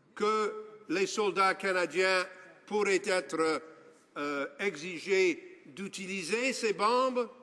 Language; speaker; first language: French; non-native, local second language; English